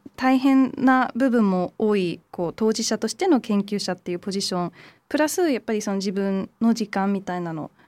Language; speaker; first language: Japanese; early bilingual, heritage; English